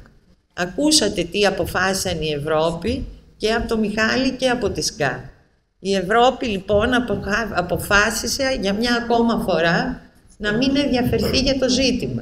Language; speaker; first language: Greek; native; Greek